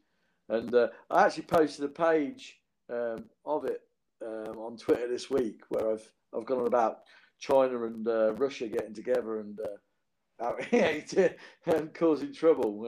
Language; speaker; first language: English; native; English